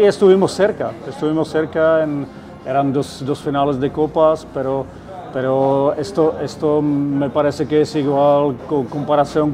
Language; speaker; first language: Spanish; non-native, fluent; Czech